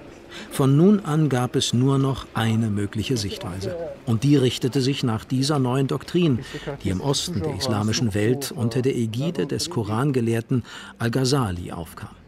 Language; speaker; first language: German; native; German